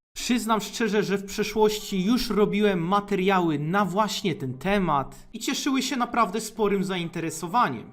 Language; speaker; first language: Polish; native; Polish